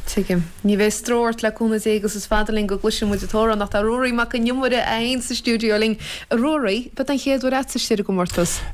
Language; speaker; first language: Irish; native; Irish